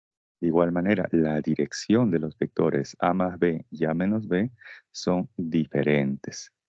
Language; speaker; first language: Spanish; native; Spanish